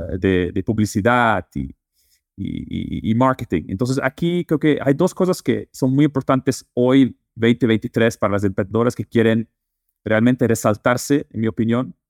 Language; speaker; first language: Spanish; non-native, fluent; Dutch